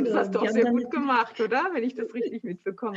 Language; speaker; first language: German; native; German